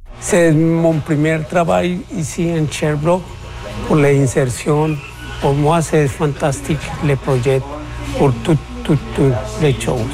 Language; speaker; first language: French; non-native, learner; Spanish